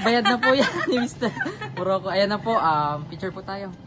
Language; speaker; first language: Filipino; native; Filipino